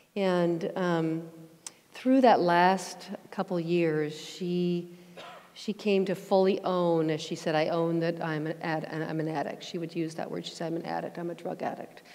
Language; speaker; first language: English; native; English